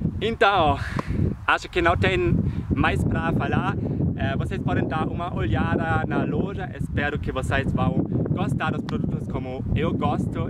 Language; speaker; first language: Portuguese; non-native, fluent; German